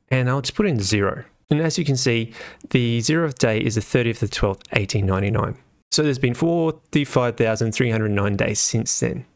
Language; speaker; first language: English; native; English